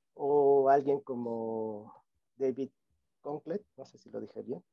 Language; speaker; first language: Spanish; native; Spanish